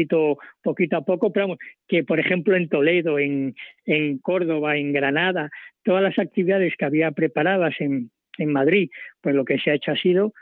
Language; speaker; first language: Spanish; native; Spanish